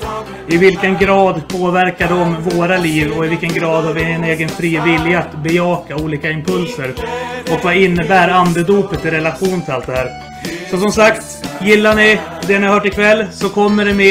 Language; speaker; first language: Swedish; native; Swedish